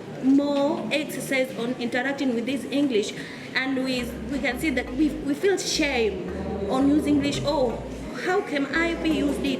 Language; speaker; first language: English; non-native, learner; Swahili